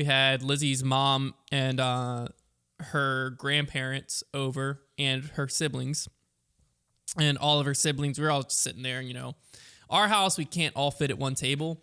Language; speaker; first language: English; native; English